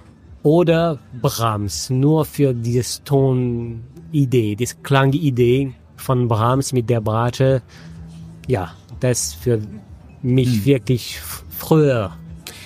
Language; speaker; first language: German; non-native, fluent; French